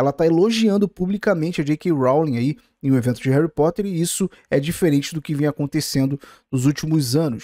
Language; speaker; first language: Portuguese; native; Portuguese